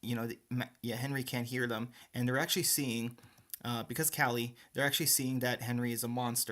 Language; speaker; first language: English; native; English